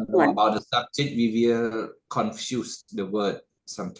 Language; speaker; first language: English; non-native, learner; Khmer